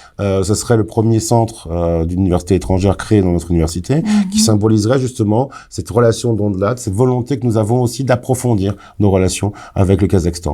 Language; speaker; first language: French; native; French